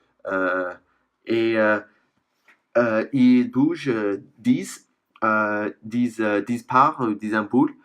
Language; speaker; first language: French; non-native, fluent; English